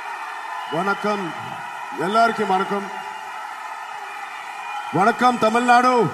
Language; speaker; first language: Tamil; non-native, learner; Telugu